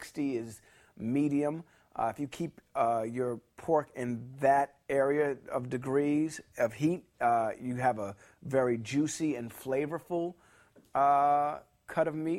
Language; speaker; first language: English; native; English